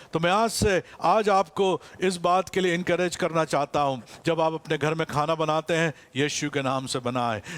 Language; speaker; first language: Hindi; non-native, fluent; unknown